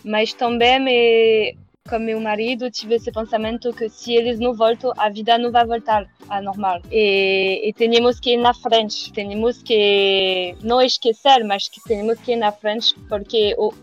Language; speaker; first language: Portuguese; non-native, learner; French